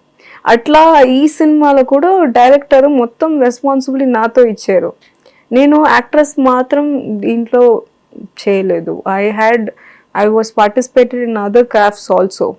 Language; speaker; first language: Telugu; non-native, learner; Tamil